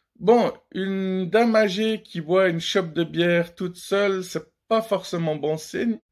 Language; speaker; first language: French; early bilingual, other home language; Persian